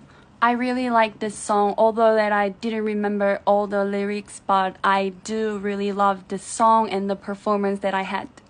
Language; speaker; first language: English; non-native, fluent; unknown